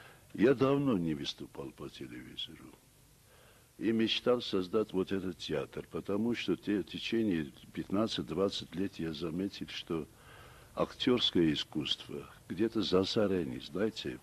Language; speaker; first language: Russian; non-native, local second language; Armenian